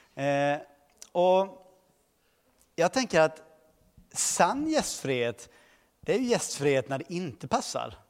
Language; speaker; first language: Swedish; early bilingual, other home language; Portuguese